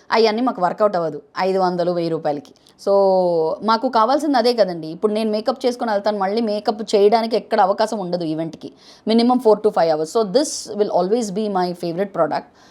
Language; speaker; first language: Telugu; non-native, fluent; Bangla